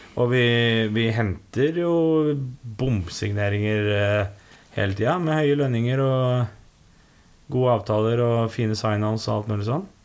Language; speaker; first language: Norwegian; native; Norwegian